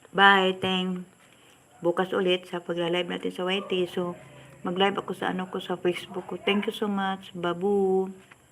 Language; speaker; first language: Filipino; non-native, local second language; Cebuano